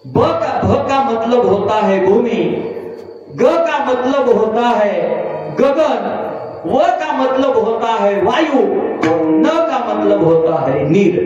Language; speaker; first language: Hindi; non-native, local second language; Marathi